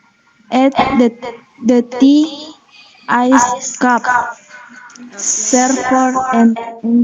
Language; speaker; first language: English; non-native, learner; Indonesian